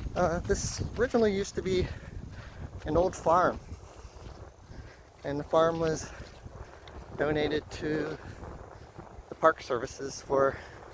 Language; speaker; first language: English; native; English